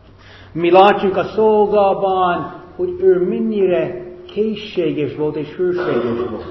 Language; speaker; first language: Hungarian; non-native, fluent; English